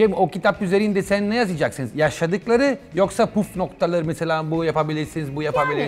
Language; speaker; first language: Turkish; non-native, learner; Italian